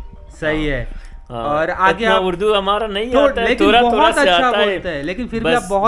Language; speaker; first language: Hindi; non-native, learner; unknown